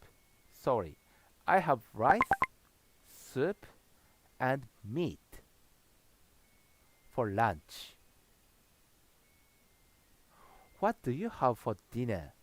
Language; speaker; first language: English; non-native, learner; Japanese